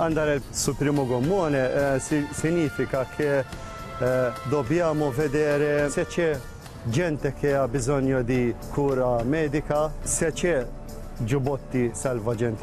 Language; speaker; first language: Italian; non-native, fluent; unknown